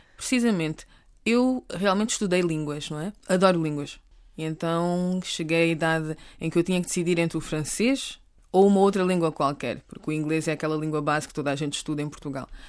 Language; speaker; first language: Portuguese; native; Portuguese